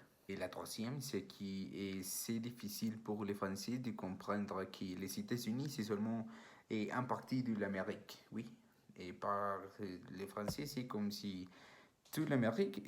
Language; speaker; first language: French; non-native, learner; Spanish